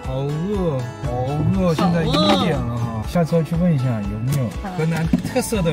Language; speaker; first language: Chinese; native; Chinese